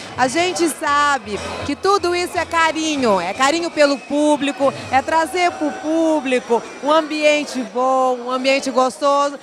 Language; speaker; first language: Portuguese; native; Portuguese